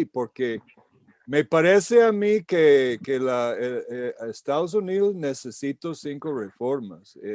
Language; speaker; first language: Spanish; non-native, fluent; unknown